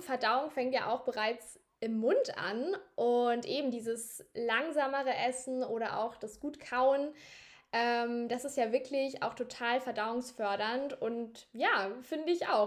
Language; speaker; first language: German; native; German